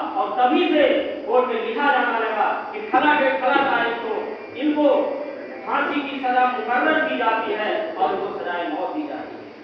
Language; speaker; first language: Hindi; native; Hindi